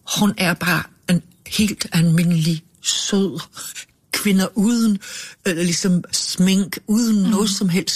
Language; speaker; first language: Danish; non-native, fluent; English